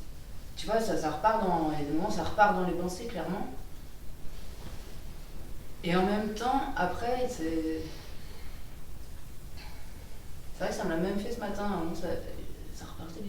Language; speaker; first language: French; native; French